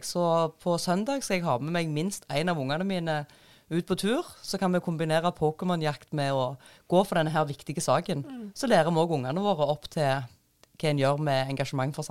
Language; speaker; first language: Norwegian; native; Norwegian